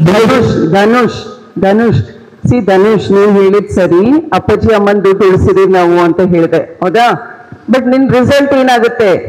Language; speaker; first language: Kannada; native; Kannada